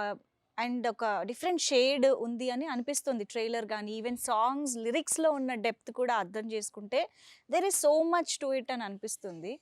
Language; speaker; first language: Telugu; native; Telugu